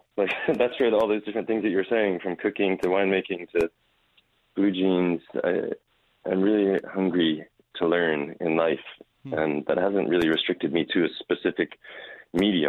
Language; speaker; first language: English; native; English